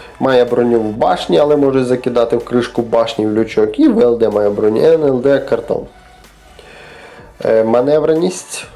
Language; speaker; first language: Ukrainian; native; Ukrainian